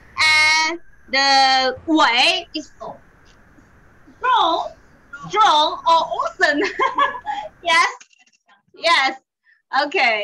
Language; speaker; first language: English; non-native, fluent; Chinese